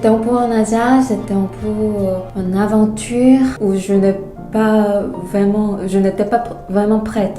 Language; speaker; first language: French; non-native, fluent; Korean